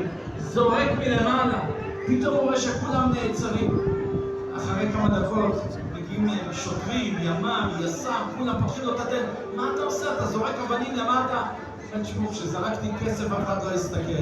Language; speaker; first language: Hebrew; native; Hebrew